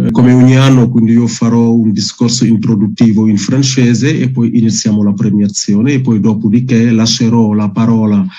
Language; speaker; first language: Italian; non-native, fluent; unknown